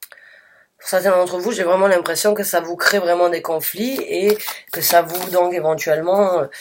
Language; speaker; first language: French; native; French